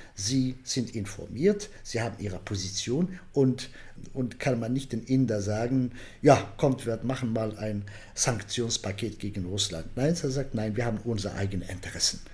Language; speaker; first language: German; non-native, fluent; Arabic